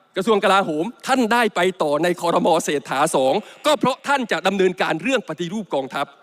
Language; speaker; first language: Thai; native; Thai